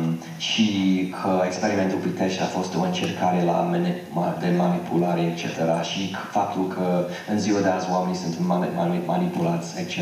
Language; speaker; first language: Romanian; non-native, fluent; English